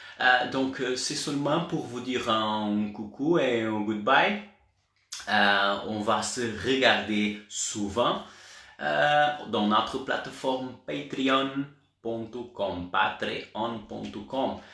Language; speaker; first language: French; non-native, learner; Portuguese